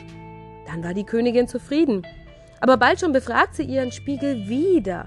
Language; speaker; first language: German; native; German